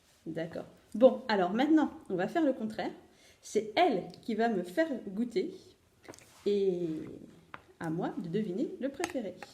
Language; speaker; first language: French; native; French